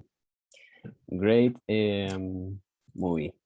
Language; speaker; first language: English; non-native, learner; Spanish